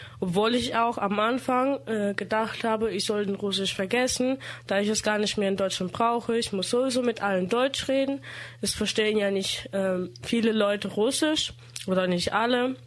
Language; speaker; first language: German; early bilingual, other home language; Russian